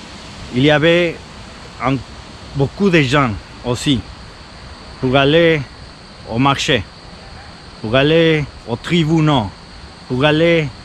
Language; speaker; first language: French; non-native, fluent; Spanish